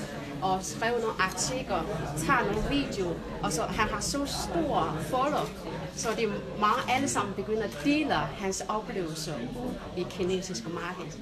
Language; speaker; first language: Danish; non-native, fluent; Chinese